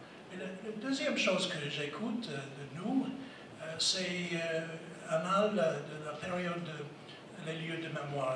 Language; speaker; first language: French; non-native, fluent; English